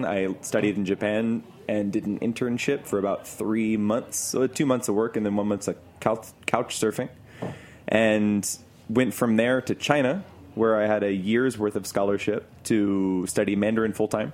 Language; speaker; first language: English; native; English